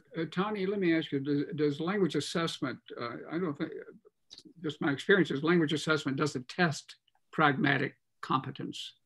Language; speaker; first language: English; native; English